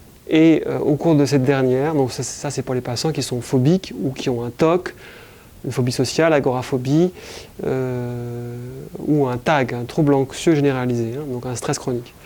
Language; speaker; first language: French; native; French